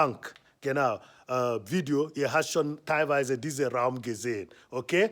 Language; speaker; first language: German; non-native, fluent; Igbo